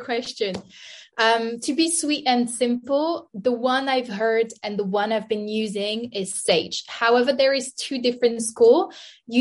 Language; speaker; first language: English; non-native, fluent; French